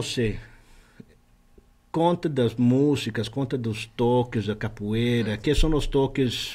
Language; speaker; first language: Portuguese; non-native, learner; Spanish